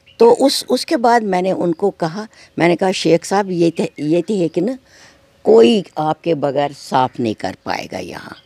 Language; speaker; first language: Urdu; non-native, local second language; Kashmiri